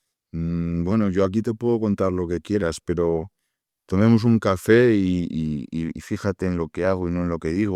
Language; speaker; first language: Spanish; native; Spanish